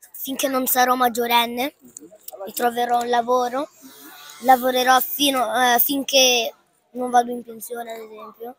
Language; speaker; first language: Italian; early bilingual, other home language; Fula